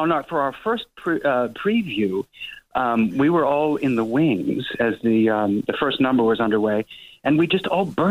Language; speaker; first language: English; native; English